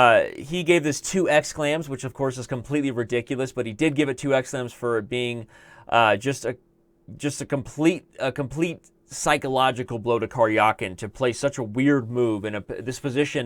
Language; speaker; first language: English; native; English